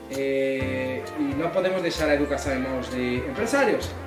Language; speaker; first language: Portuguese; non-native, fluent; Spanish